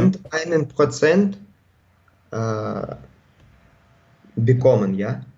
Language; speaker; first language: German; non-native, learner; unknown